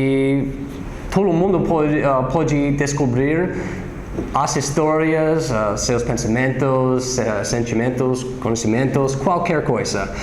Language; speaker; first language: Portuguese; non-native, learner; English